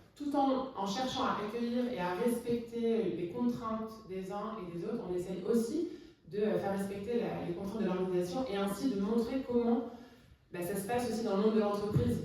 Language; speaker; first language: French; native; French